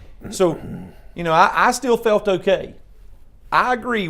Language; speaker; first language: English; native; English